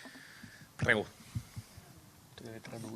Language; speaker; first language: Italian; non-native, fluent; Portuguese